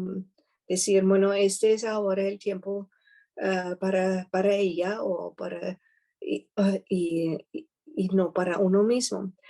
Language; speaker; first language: Spanish; non-native, fluent; German